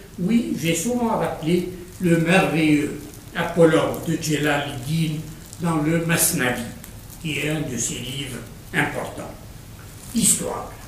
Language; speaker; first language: French; non-native, local second language; Arabic